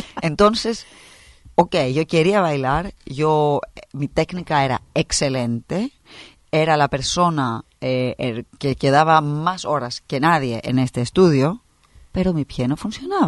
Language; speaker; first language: Spanish; non-native, fluent; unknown